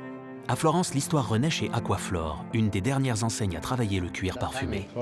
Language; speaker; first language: French; native; French